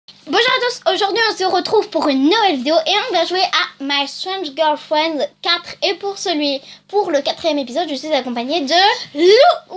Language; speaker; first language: French; native; French